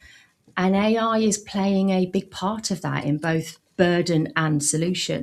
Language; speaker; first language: English; native; English